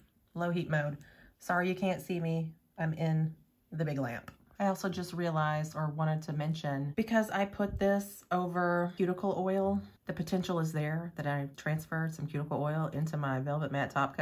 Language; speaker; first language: English; native; English